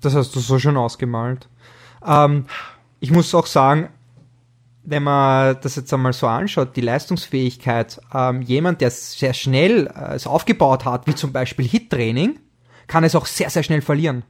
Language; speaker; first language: German; native; German